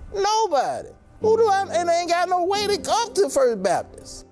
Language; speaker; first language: English; native; English